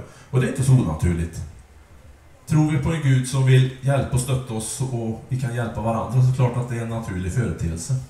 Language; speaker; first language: Swedish; native; Swedish